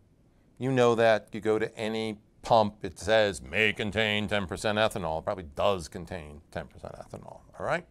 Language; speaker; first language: English; native; English